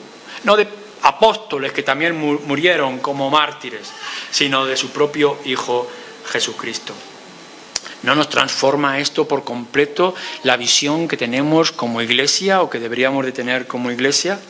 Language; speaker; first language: Spanish; native; Spanish